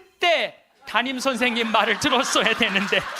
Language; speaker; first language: Korean; native; Korean